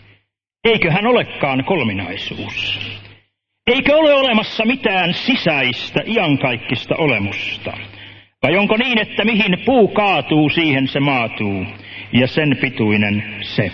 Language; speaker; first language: Finnish; native; Finnish